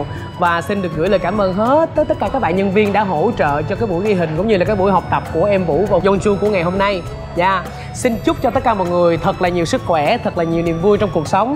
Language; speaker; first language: Vietnamese; native; Vietnamese